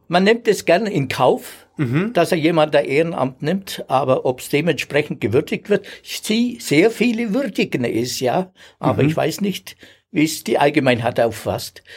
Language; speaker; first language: German; native; German